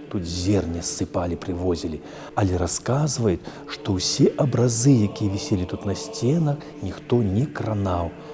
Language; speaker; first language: Belarusian; native; Belarusian